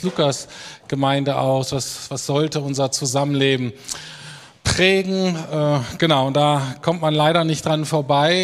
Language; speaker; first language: German; native; German